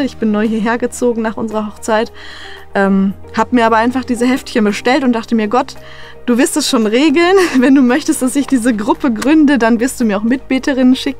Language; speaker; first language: German; native; German